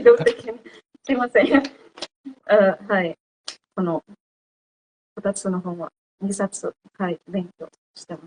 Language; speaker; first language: Japanese; non-native, learner; Indonesian